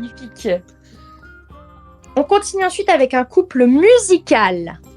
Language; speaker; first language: French; native; French